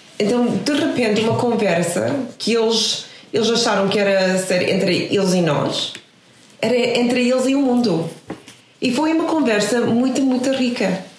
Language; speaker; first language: Portuguese; non-native, fluent; English